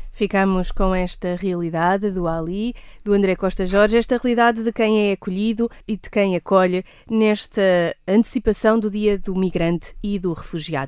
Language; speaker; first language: Portuguese; native; Portuguese